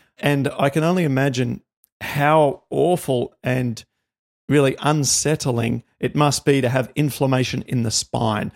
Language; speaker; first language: English; native; English